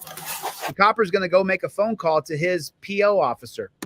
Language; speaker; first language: English; native; English